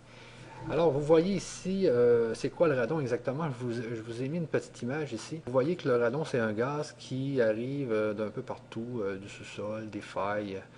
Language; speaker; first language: French; native; French